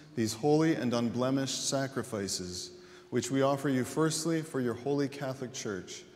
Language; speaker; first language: English; native; English